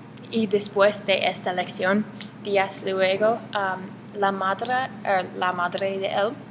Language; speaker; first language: Spanish; non-native, learner; English